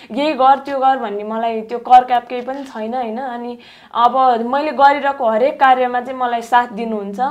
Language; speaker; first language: Nepali; native; Nepali